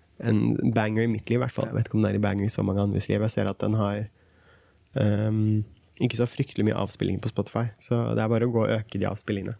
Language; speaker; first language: Norwegian; early bilingual, other home language; Kurdish